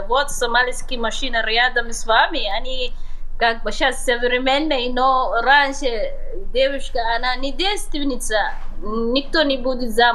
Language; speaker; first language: Russian; non-native, learner; Somali